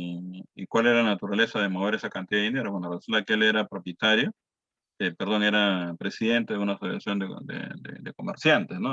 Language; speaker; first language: Spanish; native; Spanish